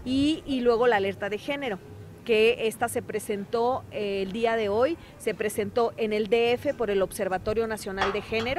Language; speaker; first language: Spanish; native; Spanish